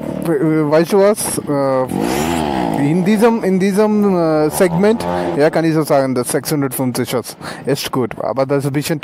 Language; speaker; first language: German; non-native, learner; Telugu